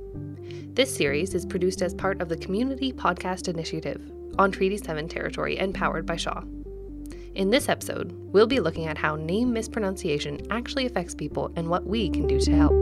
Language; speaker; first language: English; native; English